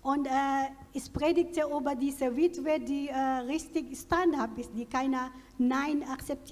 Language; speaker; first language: German; non-native, fluent; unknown